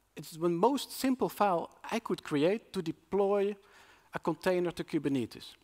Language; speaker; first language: English; non-native, fluent; Dutch